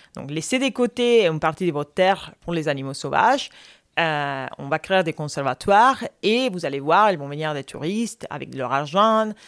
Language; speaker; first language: French; non-native, fluent; Spanish